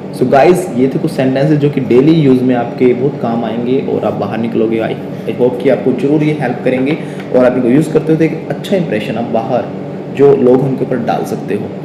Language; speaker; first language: Hindi; native; Hindi